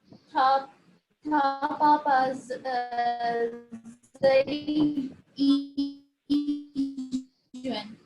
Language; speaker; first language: Chinese; non-native, learner; Hindi